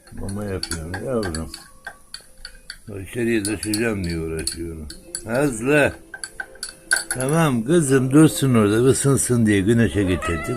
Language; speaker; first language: Turkish; native; Turkish